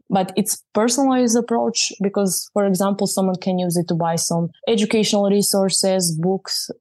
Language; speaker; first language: English; non-native, fluent; Croatian